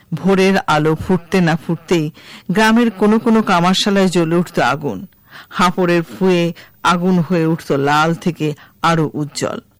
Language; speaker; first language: Bangla; native; Bangla